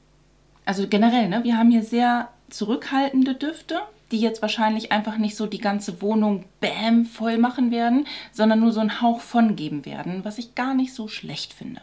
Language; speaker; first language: German; native; German